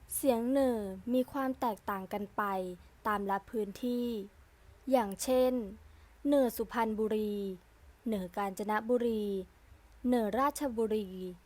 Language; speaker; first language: Thai; native; Thai